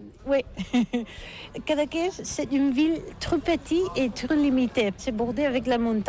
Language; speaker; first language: French; non-native, learner; Catalan